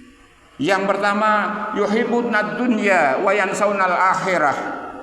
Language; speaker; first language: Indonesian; native; Indonesian